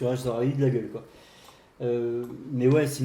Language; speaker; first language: French; native; French